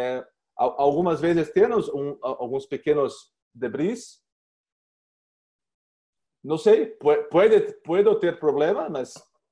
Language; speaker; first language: Spanish; non-native, learner; Portuguese